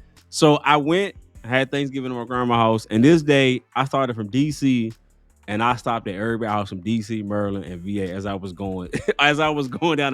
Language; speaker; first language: English; native; English